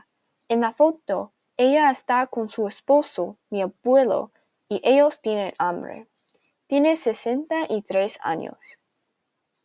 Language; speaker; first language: Spanish; non-native, learner; English